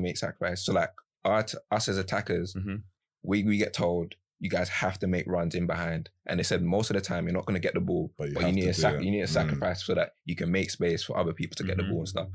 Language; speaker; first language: English; native; English